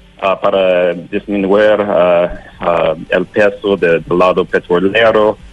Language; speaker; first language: Spanish; non-native, learner; English